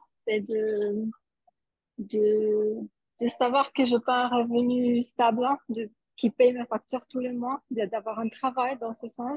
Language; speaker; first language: French; non-native, fluent; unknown